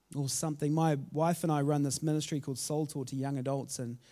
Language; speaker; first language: English; native; English